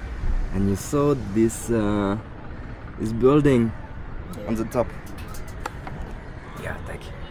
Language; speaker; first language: English; non-native, learner; French